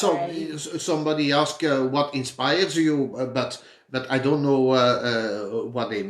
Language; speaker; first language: English; non-native, fluent; Dutch